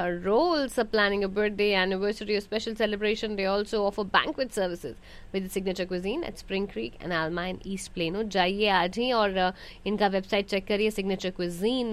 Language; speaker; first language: Hindi; native; Hindi